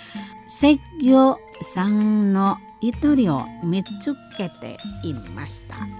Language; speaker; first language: Japanese; non-native, learner; Indonesian